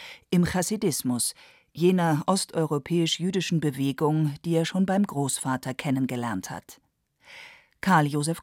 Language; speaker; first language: German; native; German